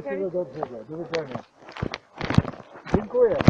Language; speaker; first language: Polish; non-native, learner; Slovenian